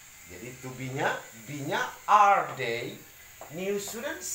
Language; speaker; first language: English; non-native, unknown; Indonesian